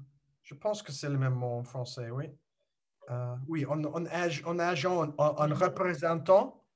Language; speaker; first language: French; non-native, learner; English